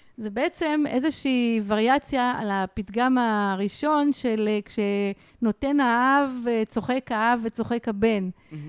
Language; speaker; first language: Hebrew; native; Hebrew